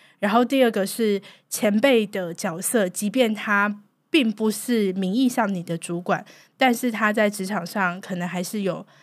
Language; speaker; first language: Chinese; native; Chinese